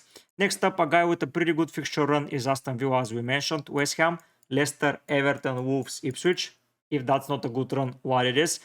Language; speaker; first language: English; non-native, fluent; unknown